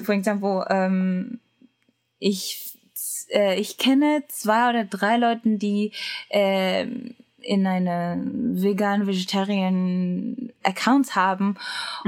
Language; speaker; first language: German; non-native, learner; Japanese